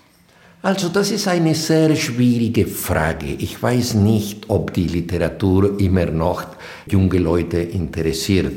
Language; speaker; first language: German; non-native, fluent; Spanish